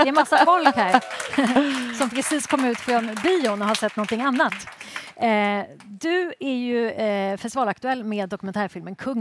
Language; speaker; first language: Swedish; native; Swedish